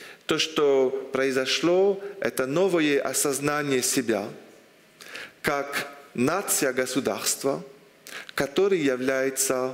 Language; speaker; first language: Russian; non-native, fluent; French